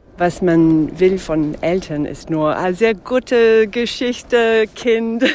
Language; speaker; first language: German; non-native, fluent; English